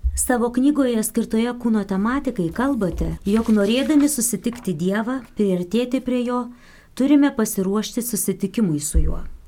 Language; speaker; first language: Lithuanian; native; Lithuanian